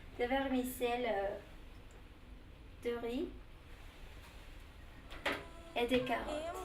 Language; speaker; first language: French; non-native, learner; Spanish